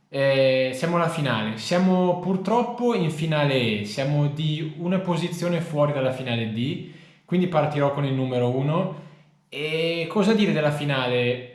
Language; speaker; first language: Italian; native; Italian